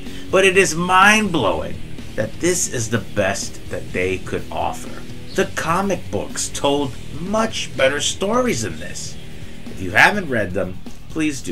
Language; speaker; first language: English; native; English